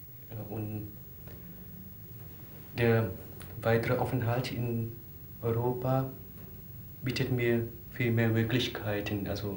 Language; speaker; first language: German; non-native, fluent; Vietnamese